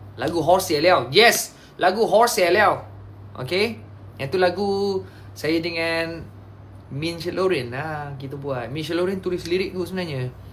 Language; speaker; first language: Malay; non-native, local second language; Chinese